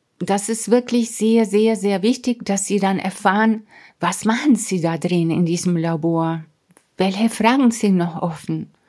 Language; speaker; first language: German; non-native, fluent; Spanish